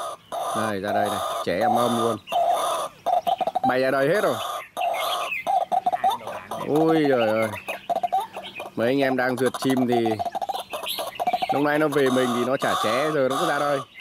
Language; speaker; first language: Vietnamese; native; Vietnamese